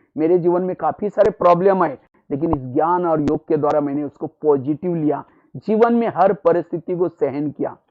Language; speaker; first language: Hindi; non-native, local second language; Marathi